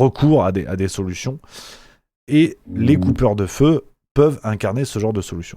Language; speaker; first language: French; native; French